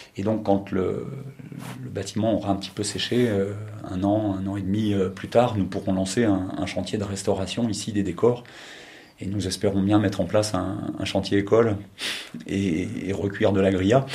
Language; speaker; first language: French; native; French